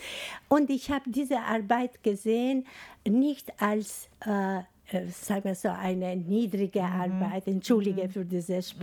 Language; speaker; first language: German; non-native, fluent; Albanian